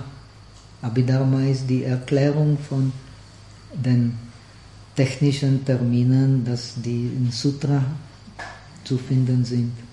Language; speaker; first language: German; non-native, fluent; Czech